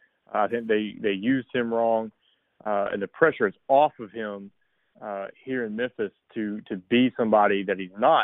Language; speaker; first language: English; native; English